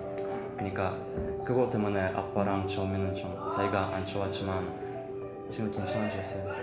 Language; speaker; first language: Korean; non-native, learner; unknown